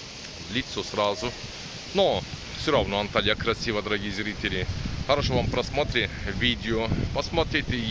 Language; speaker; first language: Russian; non-native, learner; Turkish